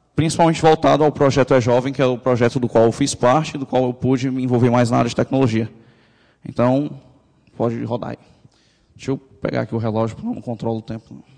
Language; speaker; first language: Portuguese; native; Portuguese